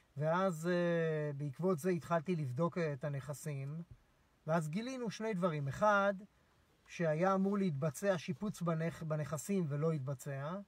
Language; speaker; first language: Hebrew; native; Hebrew